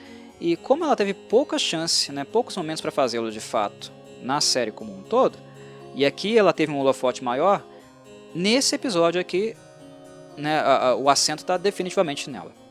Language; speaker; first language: Portuguese; native; Portuguese